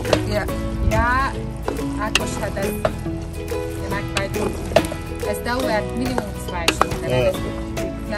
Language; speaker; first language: German; non-native, learner; Hungarian